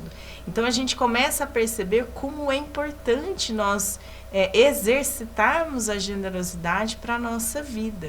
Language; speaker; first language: Portuguese; native; Portuguese